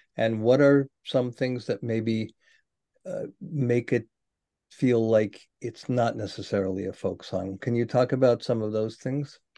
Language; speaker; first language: English; native; English